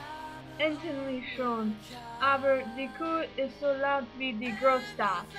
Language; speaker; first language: German; non-native, learner; English